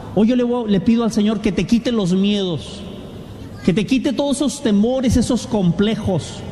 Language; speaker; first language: Spanish; native; Spanish